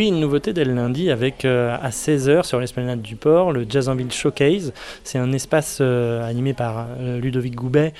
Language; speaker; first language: French; native; French